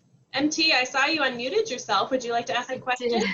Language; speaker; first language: English; native; English